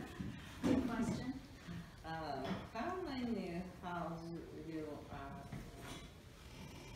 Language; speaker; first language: English; non-native, learner; Russian